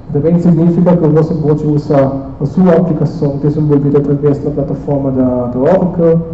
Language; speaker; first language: Portuguese; non-native, fluent; German